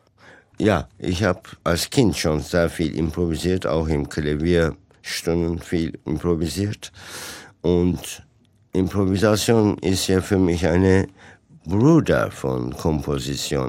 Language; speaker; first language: German; non-native, fluent; Turkish